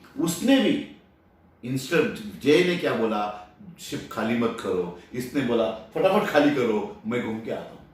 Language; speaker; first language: Hindi; non-native, local second language; Marathi